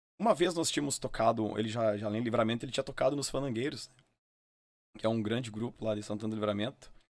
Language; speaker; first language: Portuguese; native; Portuguese